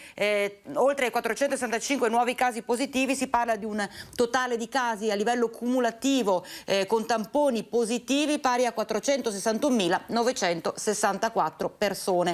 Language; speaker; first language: Italian; native; Italian